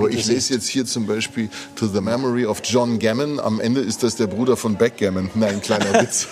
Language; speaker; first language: German; native; German